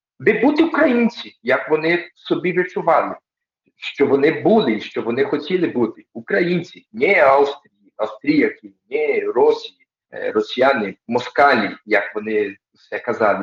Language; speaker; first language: Ukrainian; early bilingual, heritage; Ukrainian